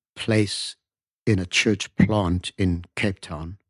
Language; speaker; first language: English; native; English